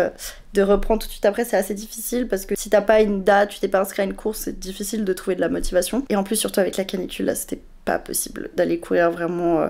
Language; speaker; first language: French; native; French